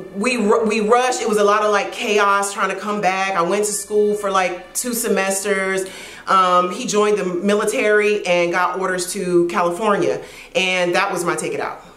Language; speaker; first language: English; native; English